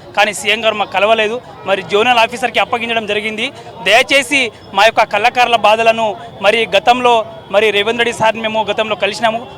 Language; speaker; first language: Telugu; native; Telugu